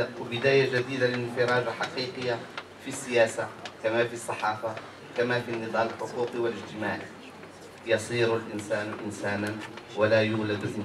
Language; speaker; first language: Arabic; native; Arabic